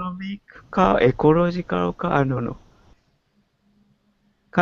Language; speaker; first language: English; non-native, learner; Japanese